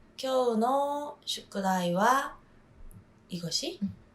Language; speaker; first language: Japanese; non-native, learner; Korean